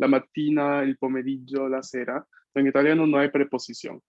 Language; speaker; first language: Italian; non-native, fluent; Spanish